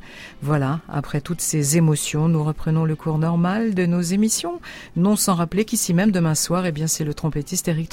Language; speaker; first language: French; native; French